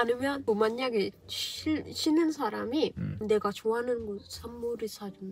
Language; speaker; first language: Korean; non-native, learner; Arabic